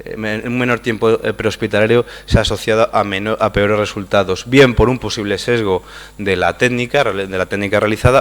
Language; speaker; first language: Spanish; native; Spanish